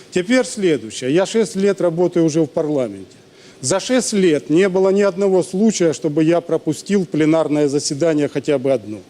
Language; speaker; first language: Russian; native; Russian